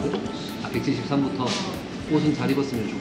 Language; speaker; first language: Korean; native; Korean